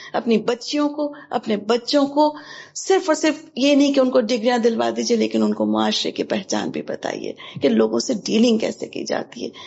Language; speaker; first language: Urdu; native; Urdu